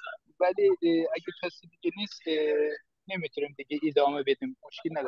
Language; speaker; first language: Persian; non-native, fluent; Turkish